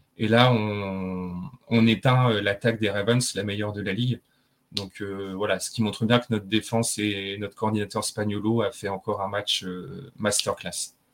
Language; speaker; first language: French; native; French